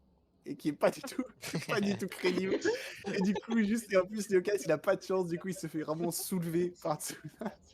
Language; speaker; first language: French; native; French